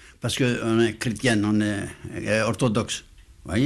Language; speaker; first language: French; non-native, fluent; Greek